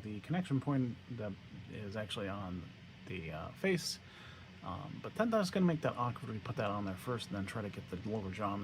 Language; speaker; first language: English; native; English